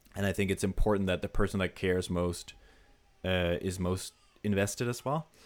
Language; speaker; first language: English; non-native, fluent; Danish